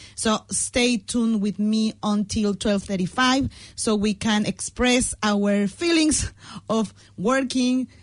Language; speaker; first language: English; non-native, fluent; Spanish